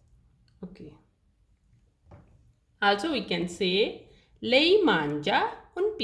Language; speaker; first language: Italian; non-native, learner; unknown